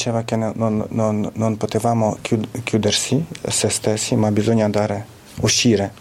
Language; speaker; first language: Italian; non-native, fluent; Ukrainian